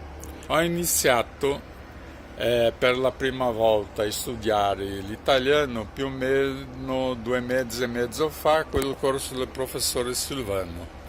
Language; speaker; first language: Italian; non-native, learner; Portuguese